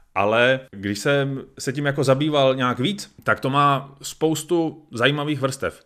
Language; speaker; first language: Czech; native; Czech